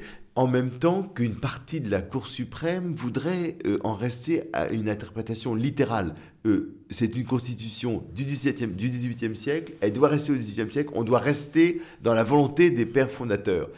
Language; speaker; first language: French; native; French